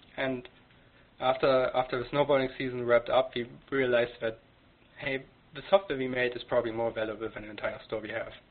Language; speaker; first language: English; non-native, fluent; German